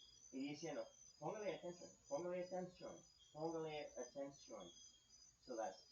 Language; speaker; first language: Spanish; non-native, fluent; English